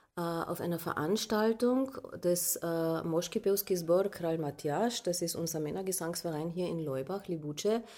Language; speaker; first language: German; non-native, local second language; Slovenian